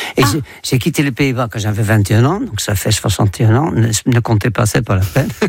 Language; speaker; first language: French; non-native, fluent; Dutch